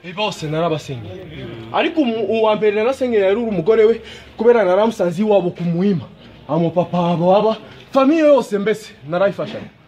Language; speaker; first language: Kinyarwanda; non-native, fluent; Swahili